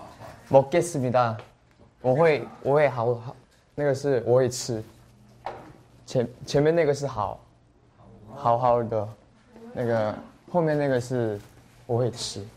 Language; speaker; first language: Chinese; non-native, learner; Korean